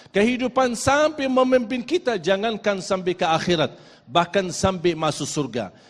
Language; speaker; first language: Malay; non-native, fluent; Arabic